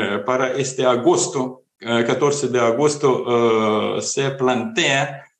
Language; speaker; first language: Spanish; non-native, fluent; Ukrainian